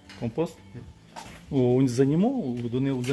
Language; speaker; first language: French; non-native, learner; Russian